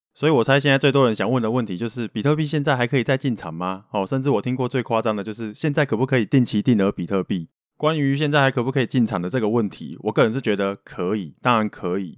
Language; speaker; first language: Chinese; non-native, local second language; Min Nan Chinese